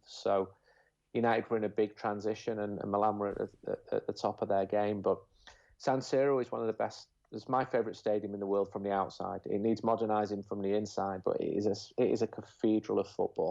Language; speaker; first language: English; native; English